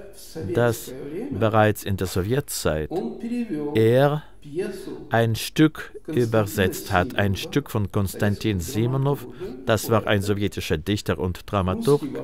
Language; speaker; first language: German; non-native, fluent; Russian